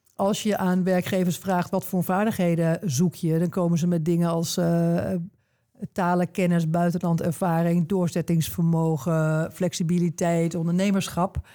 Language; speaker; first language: Dutch; native; Dutch